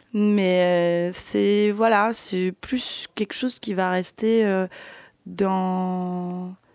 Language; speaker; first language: French; early bilingual, other home language; Arabic